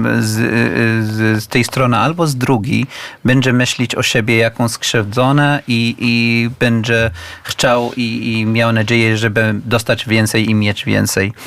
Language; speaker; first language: Polish; non-native, learner; Arabic